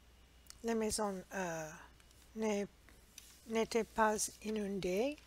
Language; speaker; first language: French; non-native, learner; English